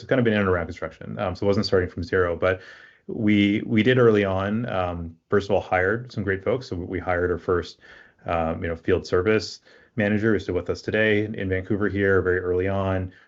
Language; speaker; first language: English; native; English